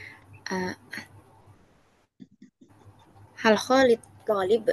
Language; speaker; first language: Arabic; non-native, learner; Indonesian